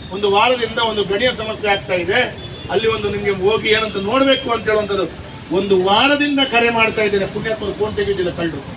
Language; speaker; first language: Kannada; native; Kannada